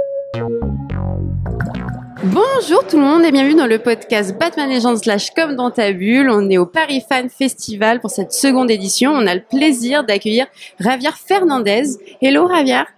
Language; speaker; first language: French; native; French